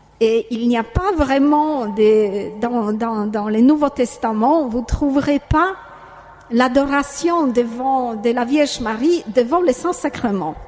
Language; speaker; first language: French; non-native, fluent; Polish